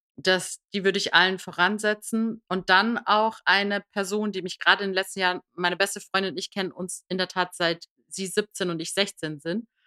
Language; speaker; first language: German; early bilingual, other home language; Persian